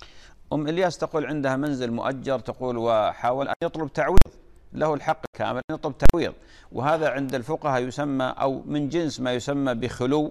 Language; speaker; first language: Arabic; native; Arabic